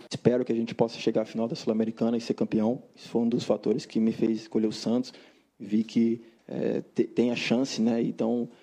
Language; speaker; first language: Portuguese; native; Portuguese